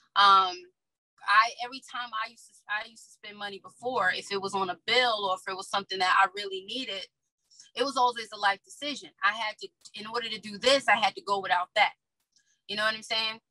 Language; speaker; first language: English; native; English